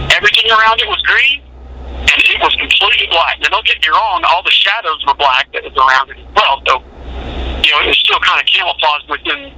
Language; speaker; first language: English; native; English